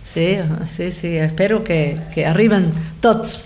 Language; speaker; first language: Catalan; non-native, learner; Spanish